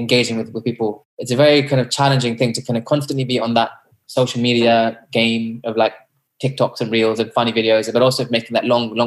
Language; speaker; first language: English; native; English